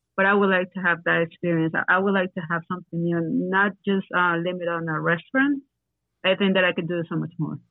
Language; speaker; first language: English; non-native, learner; Spanish